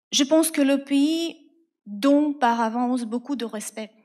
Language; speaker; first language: French; non-native, fluent; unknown